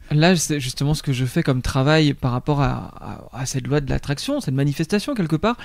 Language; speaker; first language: French; native; French